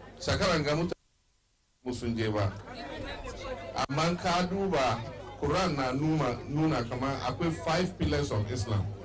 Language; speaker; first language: Hausa; non-native, local second language; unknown